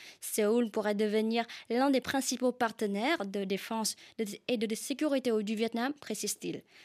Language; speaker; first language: French; non-native, fluent; Vietnamese